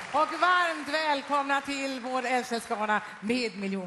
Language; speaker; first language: Swedish; native; Swedish